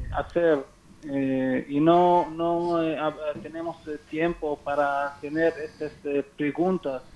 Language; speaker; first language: Spanish; non-native, learner; Hebrew